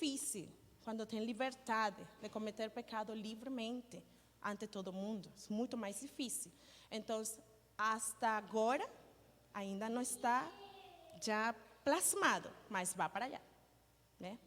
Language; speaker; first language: Portuguese; non-native, learner; Spanish